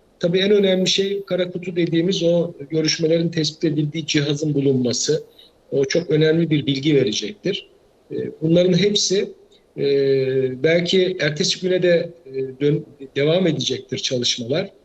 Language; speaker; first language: Turkish; native; Turkish